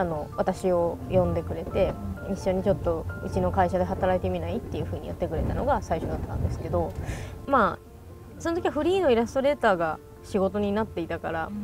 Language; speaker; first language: Japanese; native; Japanese